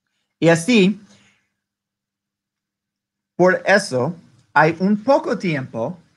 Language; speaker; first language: Spanish; non-native, learner; English